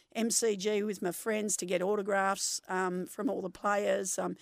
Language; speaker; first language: English; native; English